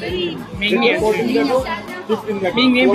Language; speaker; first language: Chinese; non-native, learner; Bangla